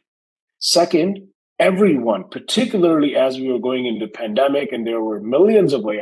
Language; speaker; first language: English; non-native, local second language; Hindi